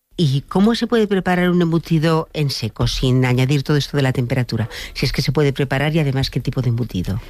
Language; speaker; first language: Spanish; native; Spanish